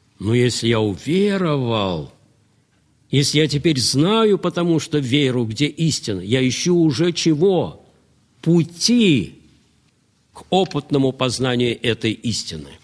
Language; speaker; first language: Russian; native; Russian